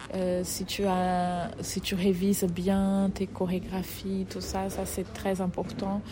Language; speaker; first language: French; non-native, fluent; Portuguese